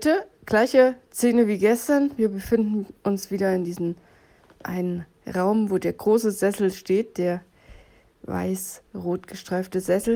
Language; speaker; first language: German; native; German